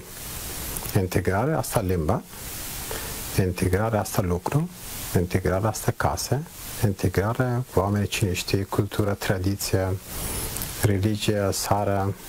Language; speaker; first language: Romanian; non-native, learner; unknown